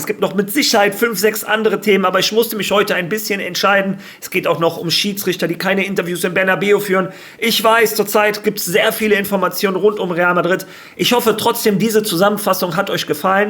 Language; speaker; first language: German; native; German